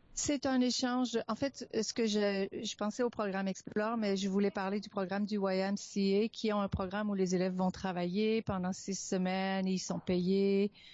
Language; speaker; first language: French; native; French